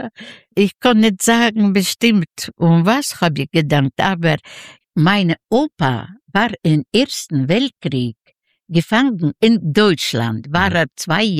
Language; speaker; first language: German; non-native, fluent; Yiddish